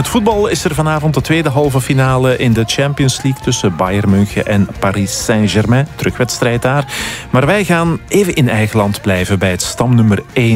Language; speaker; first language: Dutch; native; Dutch